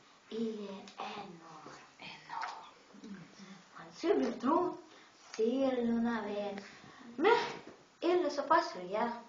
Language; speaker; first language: French; non-native, learner; Russian